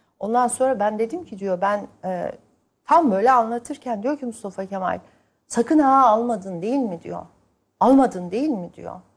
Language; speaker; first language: Turkish; native; Turkish